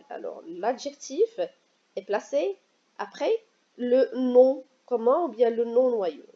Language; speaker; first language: French; non-native, local second language; Arabic